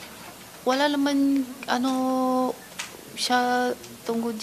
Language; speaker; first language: Filipino; non-native, learner; Chinese